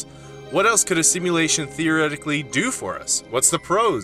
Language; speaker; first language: English; native; English